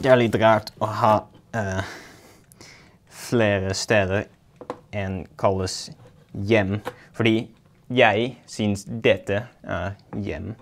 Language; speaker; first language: Norwegian; non-native, learner; Dutch